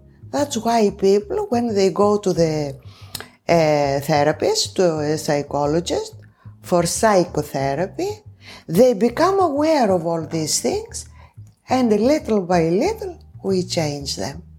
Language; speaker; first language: English; non-native, fluent; Greek